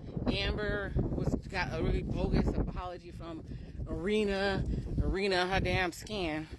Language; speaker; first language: English; native; English